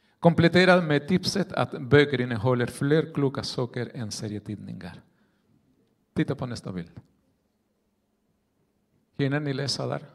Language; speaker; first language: Swedish; non-native, fluent; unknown